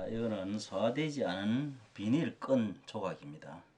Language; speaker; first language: Korean; native; Korean